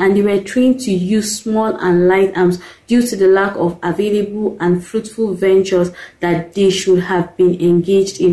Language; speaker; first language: English; non-native, local second language; Hausa